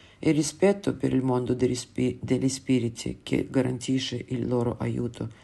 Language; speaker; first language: Italian; non-native, fluent; Russian